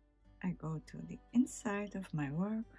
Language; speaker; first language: English; non-native, fluent; Dutch